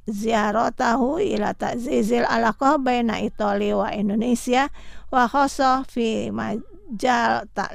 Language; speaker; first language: Arabic; non-native, fluent; Indonesian